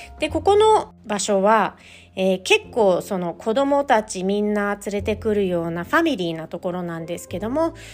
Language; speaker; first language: Japanese; early bilingual, heritage; Japanese